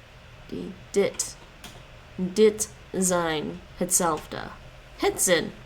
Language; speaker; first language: Dutch; non-native, learner; English